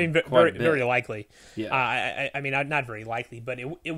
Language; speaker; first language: English; native; English